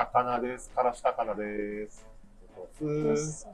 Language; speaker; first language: Japanese; native; Japanese